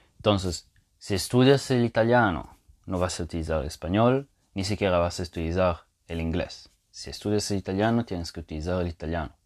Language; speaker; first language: Spanish; non-native, fluent; Italian